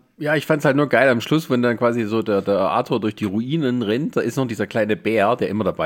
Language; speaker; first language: German; native; German